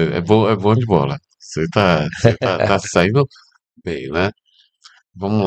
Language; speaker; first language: Portuguese; native; Portuguese